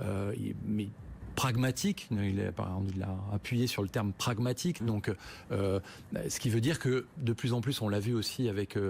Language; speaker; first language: French; native; French